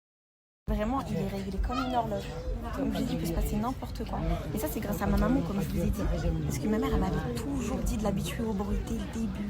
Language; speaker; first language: French; native; French